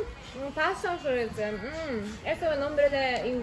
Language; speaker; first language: Spanish; non-native, learner; Japanese